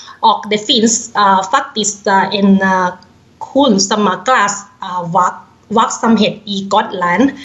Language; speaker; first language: Swedish; non-native, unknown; Thai